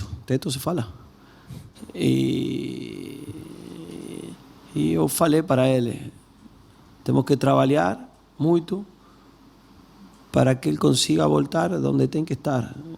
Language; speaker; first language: Portuguese; non-native, learner; Spanish